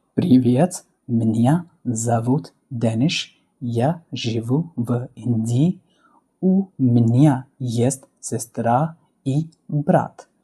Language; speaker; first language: Russian; non-native, fluent; Hindi